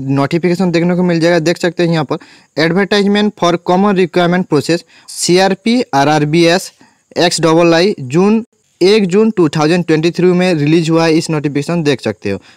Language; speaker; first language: Hindi; non-native, local second language; Bangla